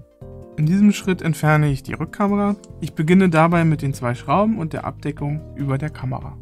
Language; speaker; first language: German; native; German